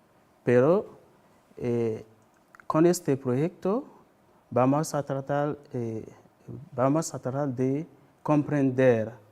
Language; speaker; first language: Spanish; non-native, fluent; Haitian Creole